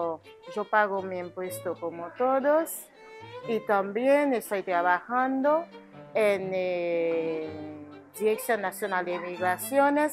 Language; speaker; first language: Spanish; non-native, learner; Haitian Creole